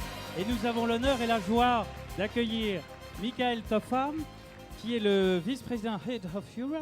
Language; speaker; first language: French; native; French